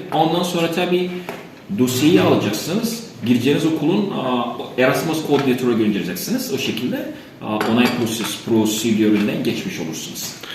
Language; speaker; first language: Turkish; non-native, fluent; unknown